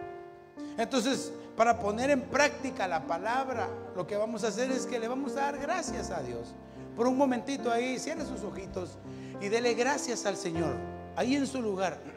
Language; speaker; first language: Spanish; native; Spanish